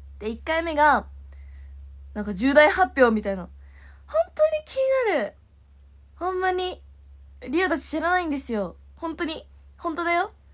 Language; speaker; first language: Japanese; native; Japanese